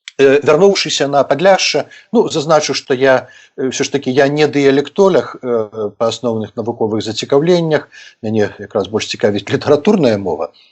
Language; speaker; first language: Belarusian; native; Belarusian